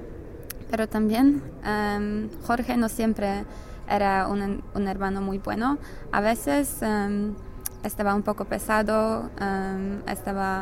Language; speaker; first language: Spanish; non-native, learner; English